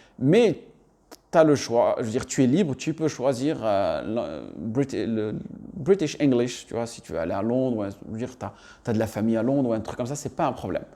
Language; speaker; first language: French; native; French